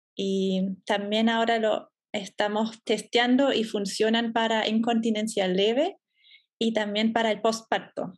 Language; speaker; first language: Spanish; non-native, fluent; German